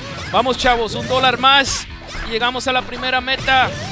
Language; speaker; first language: Spanish; early bilingual, heritage; Spanish